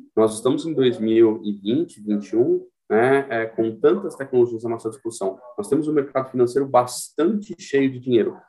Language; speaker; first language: Portuguese; native; Portuguese